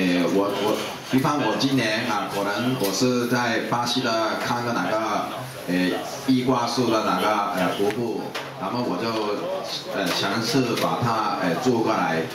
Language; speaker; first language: Chinese; non-native, local second language; Cantonese